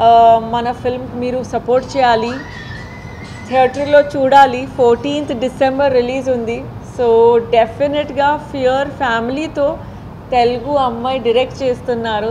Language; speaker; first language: Telugu; non-native, fluent; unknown